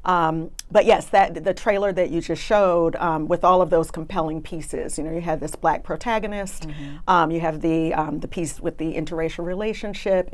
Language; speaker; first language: English; native; English